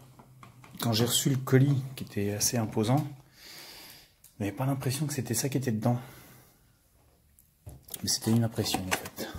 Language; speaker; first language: French; native; French